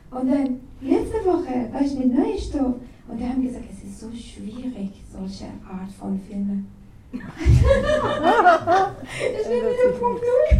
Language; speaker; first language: German; non-native, learner; Persian